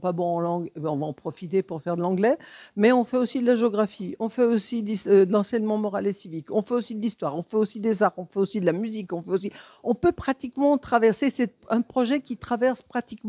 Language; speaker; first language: French; native; French